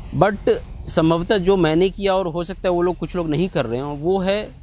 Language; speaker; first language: Hindi; native; Hindi